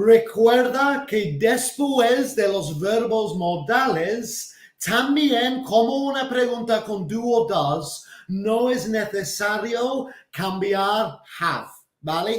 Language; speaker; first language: Spanish; non-native, fluent; English